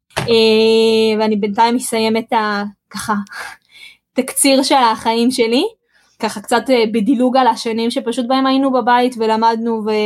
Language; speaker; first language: Hebrew; early bilingual, other home language; Russian